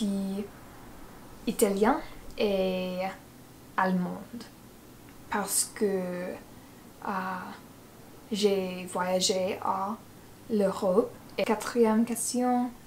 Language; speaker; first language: French; non-native, learner; English